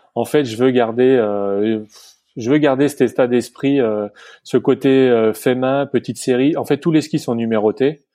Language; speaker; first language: French; native; French